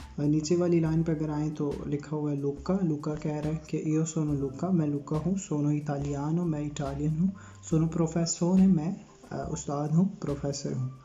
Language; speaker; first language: Urdu; native; Urdu